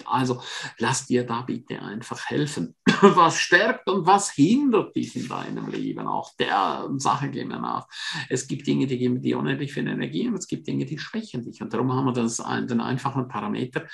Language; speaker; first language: German; non-native, fluent; Romansh